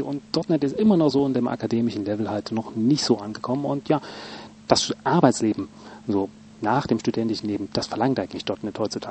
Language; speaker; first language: German; native; German